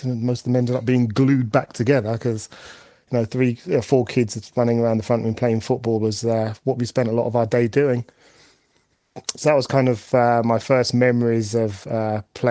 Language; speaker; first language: English; native; English